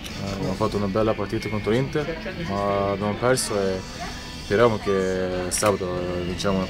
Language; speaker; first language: Italian; non-native, learner; Norwegian